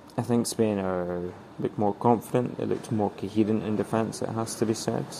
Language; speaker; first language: English; native; English